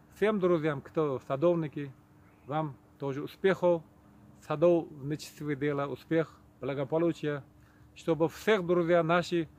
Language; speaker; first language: Russian; non-native, local second language; Uzbek